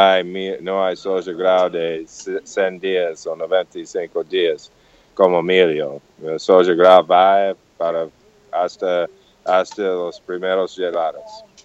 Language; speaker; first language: Portuguese; non-native, learner; English